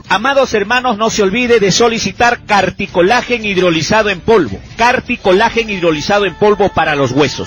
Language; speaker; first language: Spanish; native; Spanish